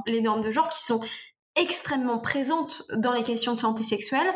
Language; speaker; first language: French; native; French